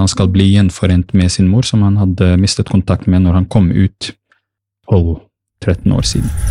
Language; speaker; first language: Norwegian; early bilingual, other home language; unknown